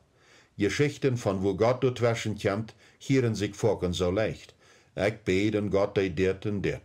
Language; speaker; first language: German; early bilingual, heritage; Plautdietsch